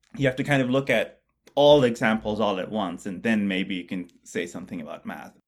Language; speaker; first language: English; non-native, local second language; Bangla